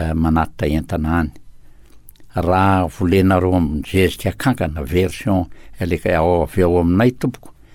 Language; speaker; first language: Malagasy; native; Malagasy